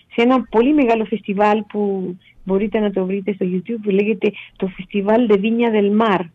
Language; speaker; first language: Greek; non-native, fluent; Spanish